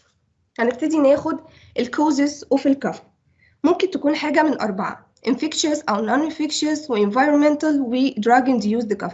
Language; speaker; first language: Arabic; native; Arabic